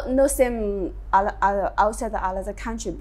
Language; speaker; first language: English; non-native, learner; Chinese